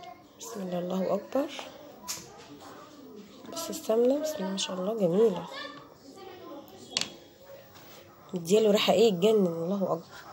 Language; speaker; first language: Arabic; native; Arabic